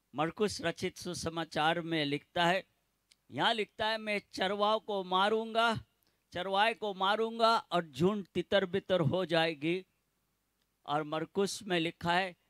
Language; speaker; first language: Hindi; non-native, local second language; Gujarati